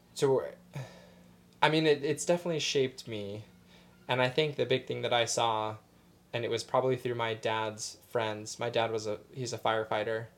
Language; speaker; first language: English; native; English